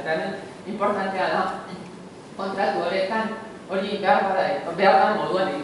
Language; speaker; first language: Basque; native; Basque